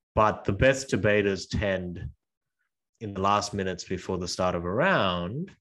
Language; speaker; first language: English; early bilingual, other home language; Korean